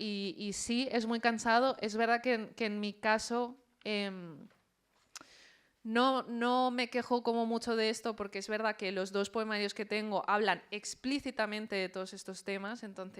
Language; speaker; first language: Spanish; early bilingual, other home language; Chinese